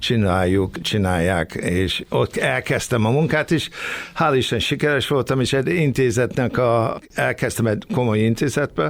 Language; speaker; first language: Hungarian; early bilingual, heritage; Hungarian